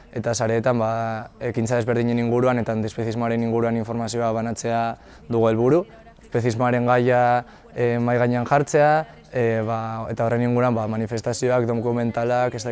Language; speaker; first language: Basque; non-native, local second language; Spanish